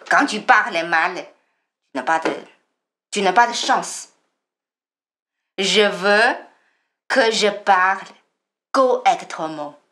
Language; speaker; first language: French; non-native, learner; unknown